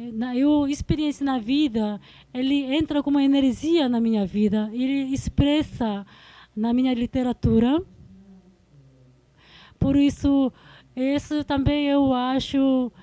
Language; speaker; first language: Portuguese; non-native, fluent; Korean